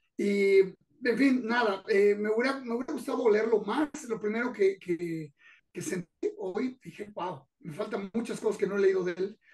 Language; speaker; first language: Spanish; native; Spanish